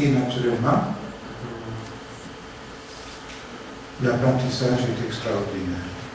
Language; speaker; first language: Spanish; non-native, learner; Italian